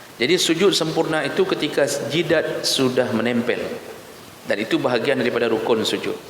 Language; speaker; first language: Malay; non-native, local second language; Achinese